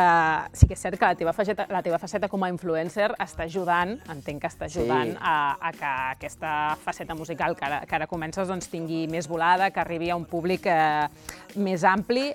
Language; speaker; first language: Catalan; native; Catalan